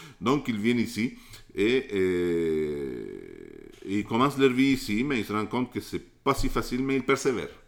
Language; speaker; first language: French; non-native, fluent; Spanish